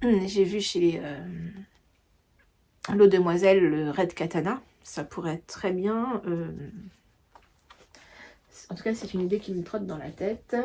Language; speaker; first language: French; native; French